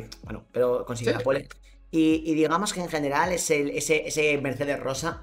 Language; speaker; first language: Spanish; native; Spanish